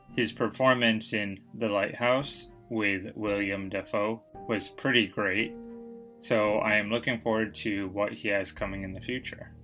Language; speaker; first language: English; native; English